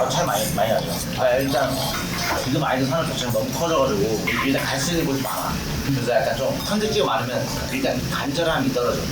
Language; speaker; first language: Korean; early bilingual, heritage; Korean